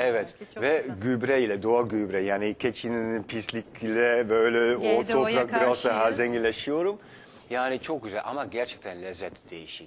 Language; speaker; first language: Turkish; non-native, fluent; Dutch